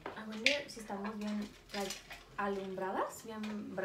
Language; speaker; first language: Spanish; early bilingual, heritage; Spanish